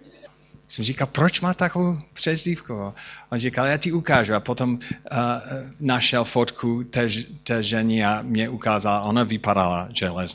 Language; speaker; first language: Czech; non-native, fluent; English